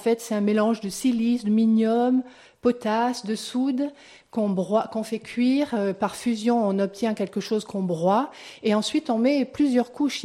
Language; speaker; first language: French; native; French